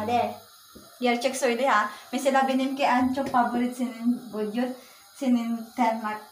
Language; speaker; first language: Turkish; non-native, learner; Filipino